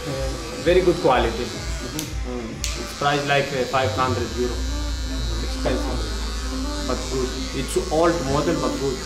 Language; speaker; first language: English; non-native, learner; Greek